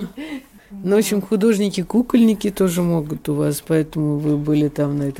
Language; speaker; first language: Russian; native; Russian